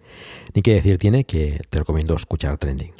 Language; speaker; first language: Spanish; native; Spanish